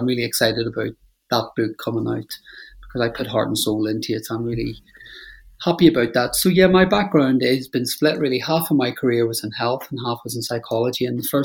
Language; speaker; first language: English; native; English